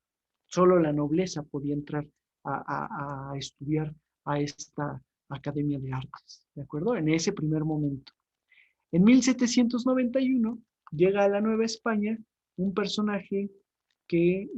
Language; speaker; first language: Spanish; native; Spanish